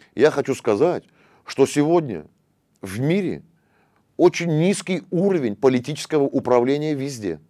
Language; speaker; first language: Russian; non-native, local second language; Armenian